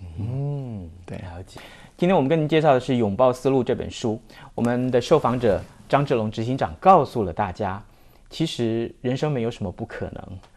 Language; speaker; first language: Chinese; native; Chinese